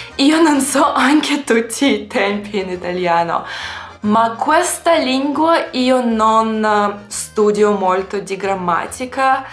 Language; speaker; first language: Italian; non-native, learner; Russian